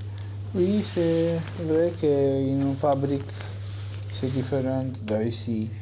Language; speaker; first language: French; non-native, learner; Romanian